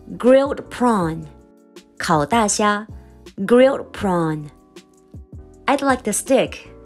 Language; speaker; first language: English; non-native, fluent; Chinese